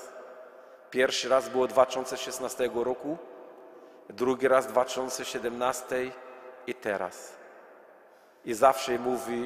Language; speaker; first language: Polish; non-native, learner; Arabic